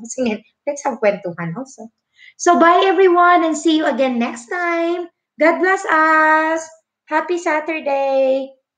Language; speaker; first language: English; non-native, local second language; Filipino